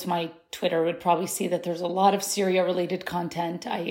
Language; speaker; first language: English; early bilingual, other home language; Arabic